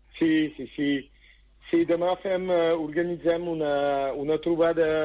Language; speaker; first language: Catalan; non-native, local second language; French